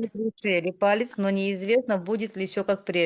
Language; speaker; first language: Russian; native; Russian